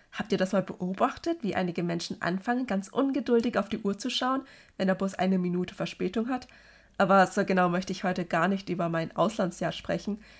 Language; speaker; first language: German; early bilingual, other home language; Cantonese